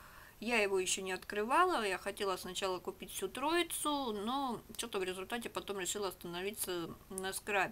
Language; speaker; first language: Russian; native; Russian